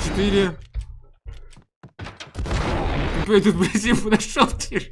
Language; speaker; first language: Russian; native; Russian